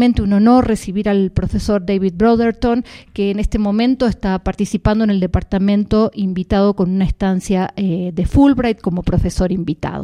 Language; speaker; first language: Spanish; native; Spanish